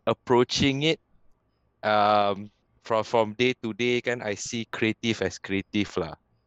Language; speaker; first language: English; non-native, local second language; Malay